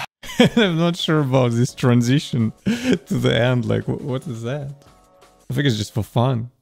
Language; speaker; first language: English; non-native, fluent; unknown